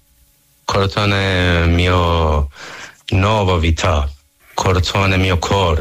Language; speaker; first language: Italian; non-native, learner; Persian